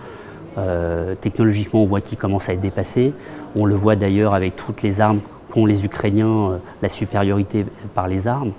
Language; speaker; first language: French; native; French